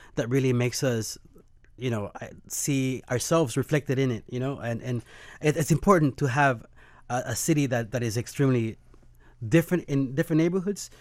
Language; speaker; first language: English; early bilingual, other home language; Spanish